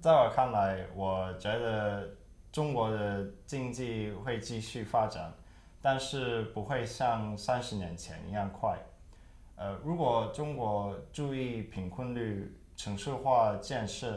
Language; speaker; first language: Chinese; early bilingual, heritage; Chinese